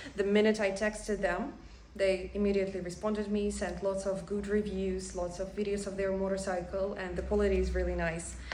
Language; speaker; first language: English; non-native, fluent; Russian